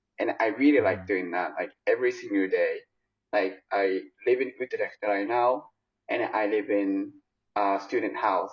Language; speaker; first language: English; non-native, fluent; Japanese